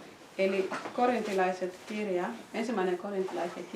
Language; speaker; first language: Finnish; non-native, fluent; Swahili